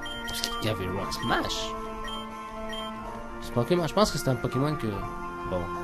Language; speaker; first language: French; native; French